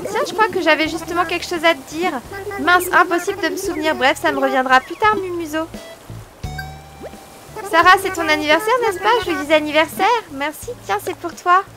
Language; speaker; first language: French; native; French